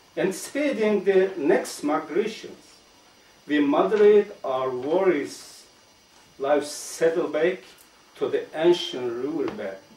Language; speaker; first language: English; non-native, fluent; Turkish